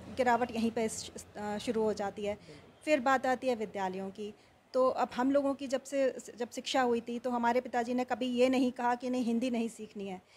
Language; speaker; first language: Hindi; native; Hindi